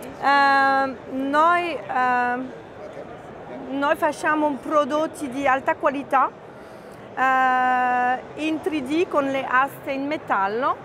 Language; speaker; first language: Italian; non-native, fluent; French